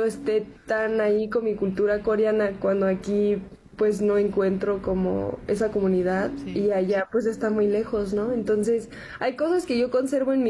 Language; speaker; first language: Spanish; non-native, local second language; Korean